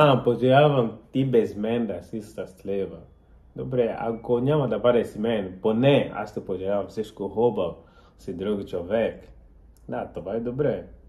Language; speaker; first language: Bulgarian; non-native, learner; Portuguese